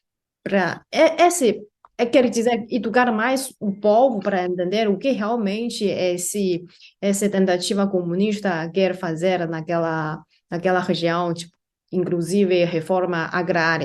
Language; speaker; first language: Portuguese; non-native, fluent; Chinese